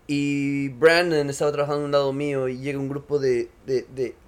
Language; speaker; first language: Spanish; native; Spanish